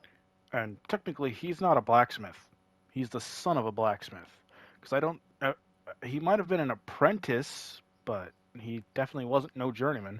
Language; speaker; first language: English; native; English